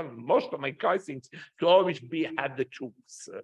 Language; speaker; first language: English; non-native, fluent; Italian